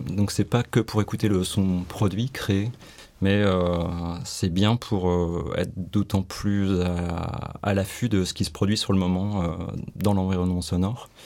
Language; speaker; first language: French; native; French